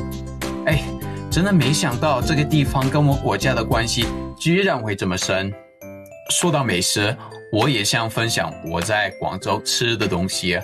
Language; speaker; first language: Chinese; non-native, fluent; English